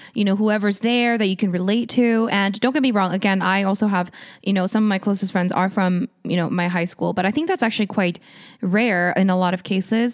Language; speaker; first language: English; early bilingual, other home language; Korean